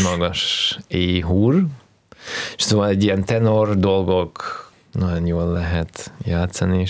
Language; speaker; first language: Hungarian; non-native, fluent; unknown